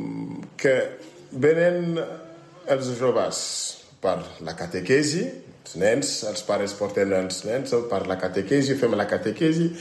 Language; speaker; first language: Catalan; non-native, learner; French